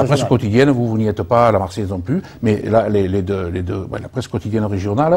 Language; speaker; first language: French; native; French